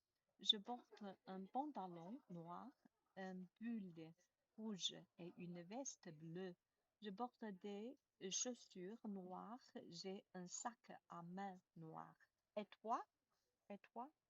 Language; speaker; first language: French; non-native, learner; Chinese